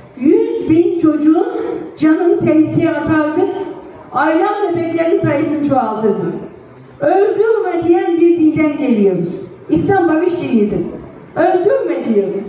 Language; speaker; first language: Turkish; native; Turkish